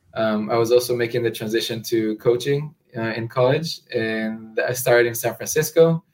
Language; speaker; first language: English; non-native, fluent; Hebrew